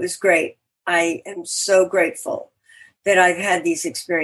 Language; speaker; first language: English; native; English